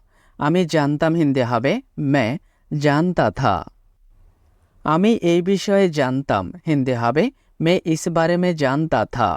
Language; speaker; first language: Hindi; non-native, fluent; Bangla